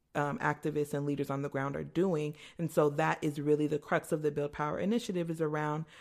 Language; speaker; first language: English; native; English